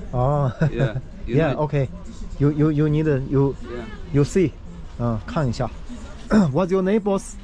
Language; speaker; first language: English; non-native, learner; Chinese